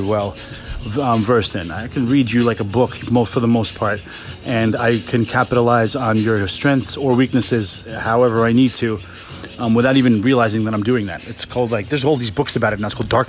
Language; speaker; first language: English; native; English